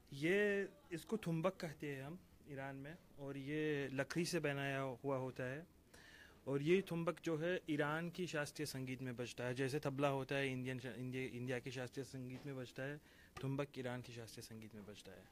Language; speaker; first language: Hindi; non-native, fluent; Persian